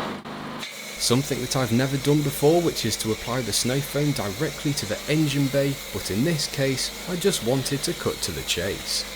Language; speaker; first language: English; native; English